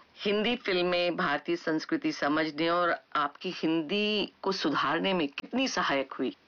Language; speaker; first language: Hindi; native; Hindi